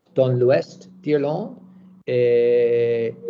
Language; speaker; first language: French; non-native, learner; English